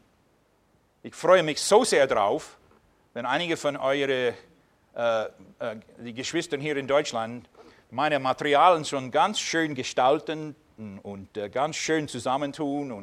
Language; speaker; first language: German; non-native, fluent; English